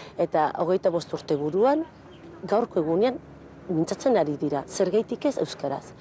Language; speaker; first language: Basque; native; Basque